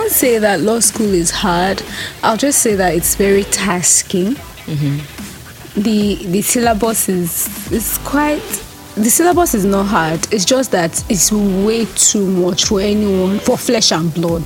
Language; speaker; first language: English; non-native, local second language; Yoruba